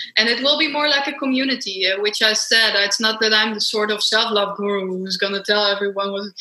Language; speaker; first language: English; non-native, fluent; Dutch